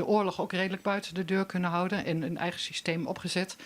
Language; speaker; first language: Dutch; native; Dutch